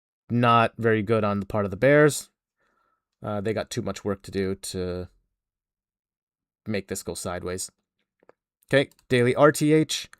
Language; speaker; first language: English; native; English